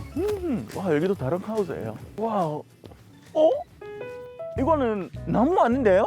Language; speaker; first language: Korean; non-native, learner; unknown